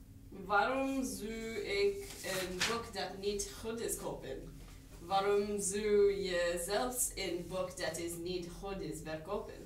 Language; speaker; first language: Dutch; non-native, learner; English